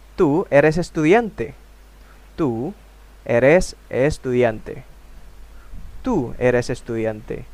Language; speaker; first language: Spanish; non-native, fluent; Indonesian